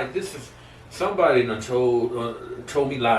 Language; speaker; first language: English; native; English